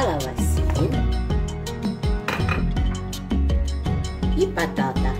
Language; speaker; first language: Spanish; non-native, learner; Ukrainian